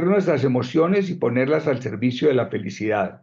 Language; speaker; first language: Spanish; native; Spanish